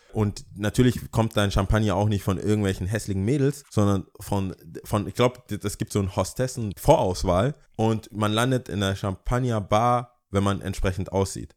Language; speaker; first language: German; early bilingual, other home language; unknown